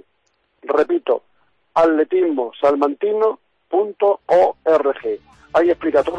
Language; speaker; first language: Spanish; native; Spanish